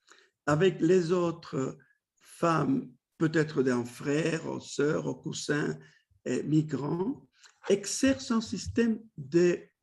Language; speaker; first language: French; non-native, fluent; Spanish